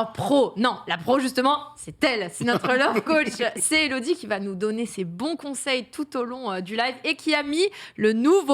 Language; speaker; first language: French; native; French